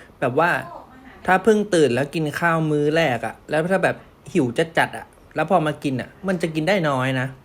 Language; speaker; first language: Thai; native; Thai